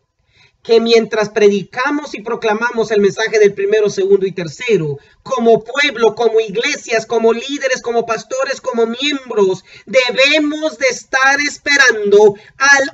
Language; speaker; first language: Spanish; native; Spanish